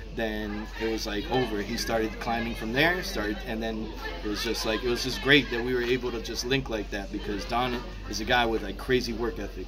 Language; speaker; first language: English; native; English